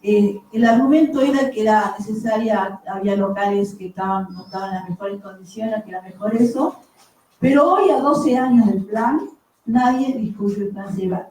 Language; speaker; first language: Spanish; native; Spanish